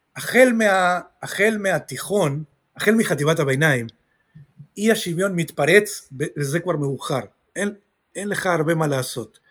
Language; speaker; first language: Hebrew; non-native, fluent; Spanish